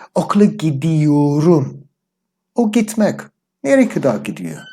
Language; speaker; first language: Turkish; non-native, learner; English